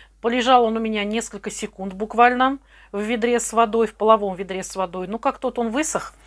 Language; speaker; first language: Russian; native; Russian